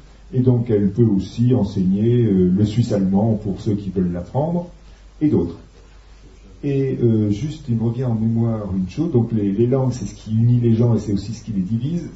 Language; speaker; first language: French; native; French